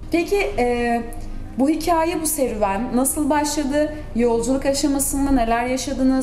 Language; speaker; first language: Turkish; native; Turkish